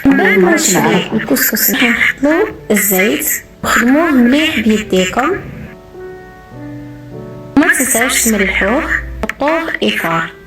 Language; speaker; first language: Arabic; native; Arabic